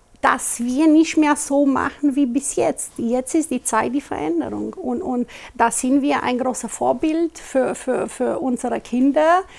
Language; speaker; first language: German; non-native, local second language; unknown